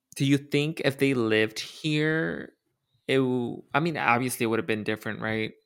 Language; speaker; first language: English; early bilingual, other home language; Spanish